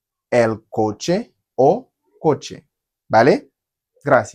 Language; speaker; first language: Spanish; non-native, learner; Haitian Creole